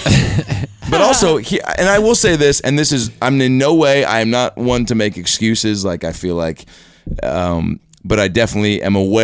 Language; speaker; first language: English; native; English